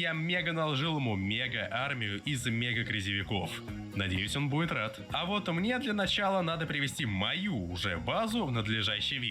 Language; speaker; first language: Russian; native; Russian